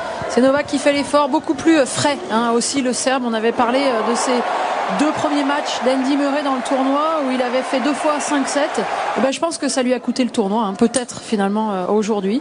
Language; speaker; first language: French; native; French